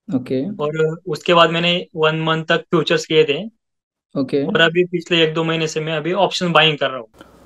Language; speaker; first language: Hindi; non-native, local second language; Marathi